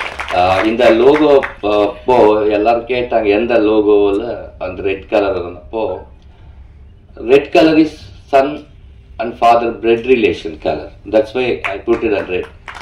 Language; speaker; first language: Tamil; non-native, learner; Telugu